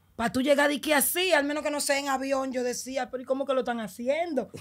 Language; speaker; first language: Spanish; native; Spanish